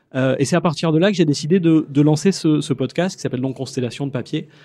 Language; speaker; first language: French; native; French